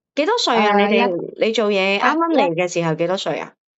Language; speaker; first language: Cantonese; native; Cantonese